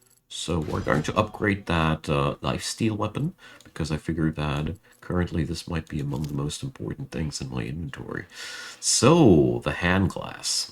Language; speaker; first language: English; non-native, fluent; German